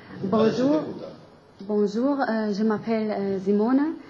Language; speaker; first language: French; non-native, learner; German